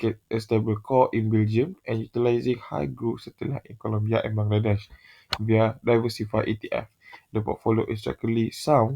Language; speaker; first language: English; non-native, local second language; Malay